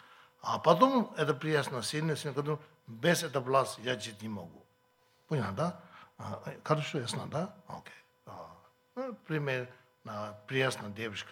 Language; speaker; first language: Russian; non-native, learner; Tibetan